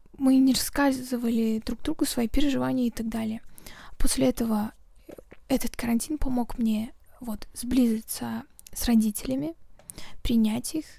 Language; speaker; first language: Russian; non-native, local second language; Kazakh